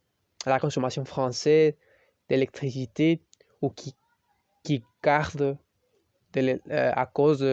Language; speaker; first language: French; non-native, learner; Spanish